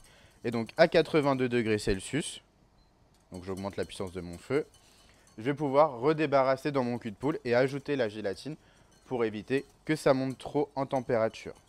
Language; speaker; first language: French; native; French